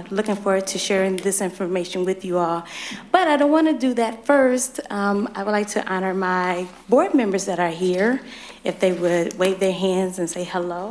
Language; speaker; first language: English; native; English